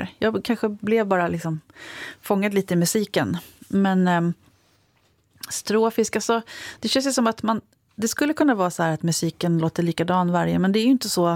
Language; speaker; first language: Swedish; native; Swedish